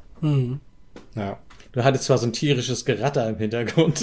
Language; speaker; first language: German; native; German